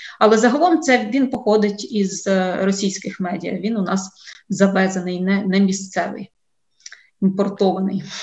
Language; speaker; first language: Ukrainian; native; Ukrainian